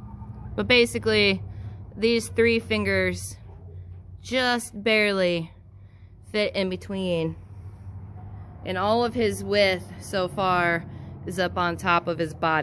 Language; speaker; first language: English; native; English